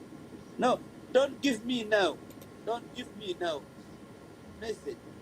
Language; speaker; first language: English; non-native, learner; Somali